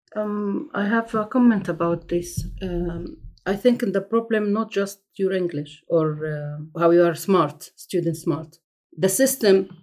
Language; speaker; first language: English; non-native, fluent; Arabic